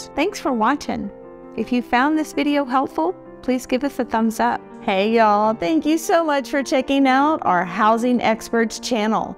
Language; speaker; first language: English; native; English